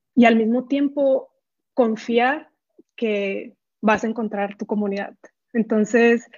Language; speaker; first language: Spanish; native; Spanish